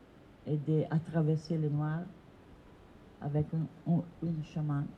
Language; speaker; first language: French; non-native, learner; Italian